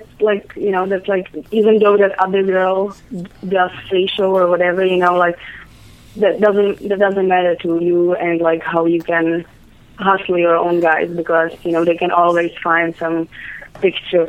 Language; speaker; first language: English; non-native, fluent; Czech